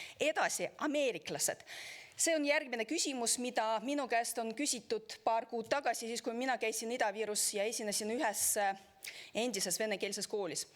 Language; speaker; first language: Estonian; non-native, local second language; Russian